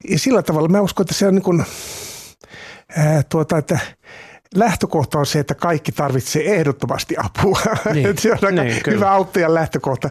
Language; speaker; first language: Finnish; native; Finnish